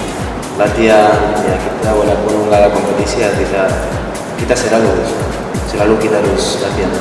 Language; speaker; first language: Indonesian; non-native, fluent; Spanish